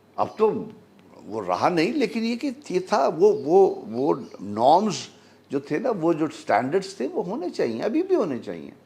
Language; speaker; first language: Urdu; native; Urdu